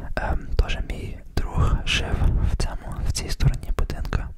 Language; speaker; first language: Ukrainian; early bilingual, heritage; Ukrainian